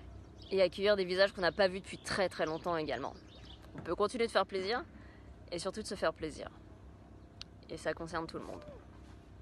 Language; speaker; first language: French; native; French